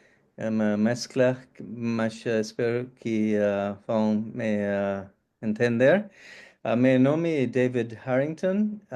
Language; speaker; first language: Portuguese; non-native, fluent; English